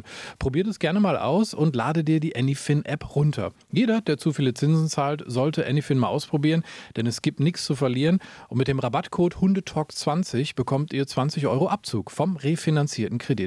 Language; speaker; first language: German; native; German